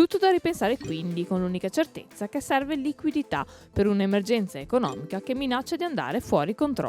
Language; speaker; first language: Italian; native; Italian